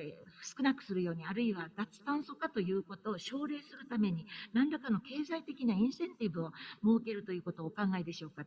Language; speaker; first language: Japanese; native; Japanese